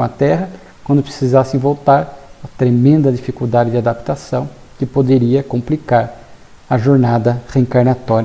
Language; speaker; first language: Portuguese; native; Portuguese